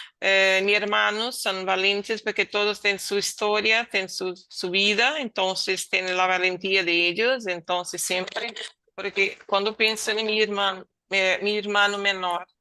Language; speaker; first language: Spanish; non-native, learner; Portuguese